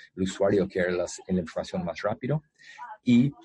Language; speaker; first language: Spanish; non-native, fluent; English